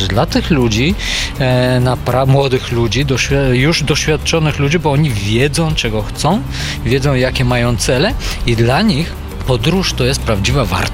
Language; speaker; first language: Polish; non-native, fluent; Bulgarian